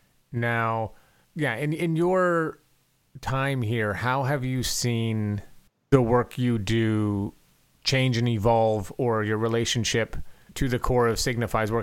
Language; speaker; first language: English; native; English